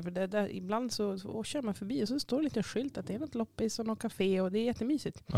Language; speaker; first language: Swedish; native; Swedish